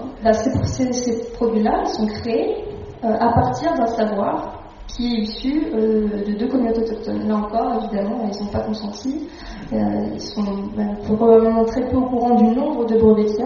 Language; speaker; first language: French; native; French